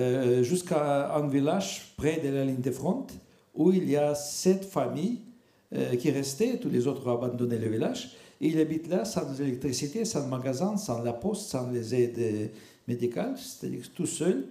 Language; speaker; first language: French; non-native, fluent; Russian